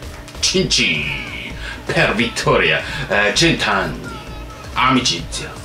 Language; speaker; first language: Italian; non-native, learner; Japanese